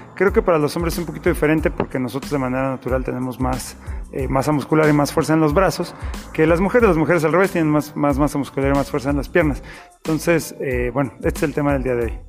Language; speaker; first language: Spanish; native; Spanish